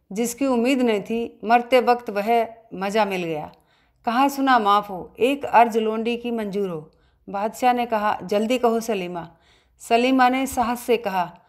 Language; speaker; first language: Hindi; native; Hindi